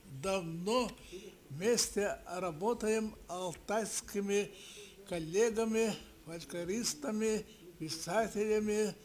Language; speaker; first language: Russian; non-native, local second language; Yakut